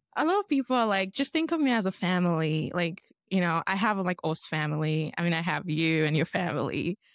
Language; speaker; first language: English; non-native, local second language; Yoruba